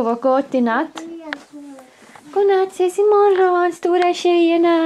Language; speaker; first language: Swedish; native; Swedish